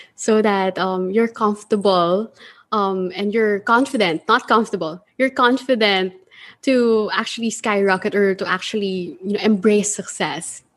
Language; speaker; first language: English; non-native, local second language; Filipino